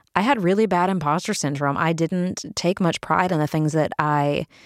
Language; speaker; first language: English; native; English